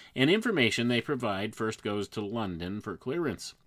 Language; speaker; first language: English; native; English